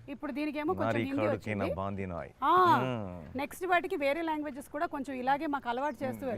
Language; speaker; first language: Telugu; native; Telugu